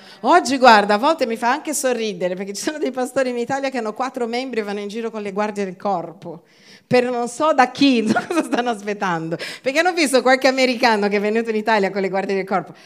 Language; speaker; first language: Italian; non-native, fluent; Portuguese